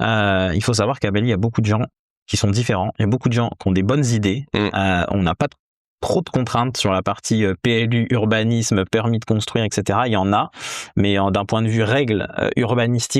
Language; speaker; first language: French; native; French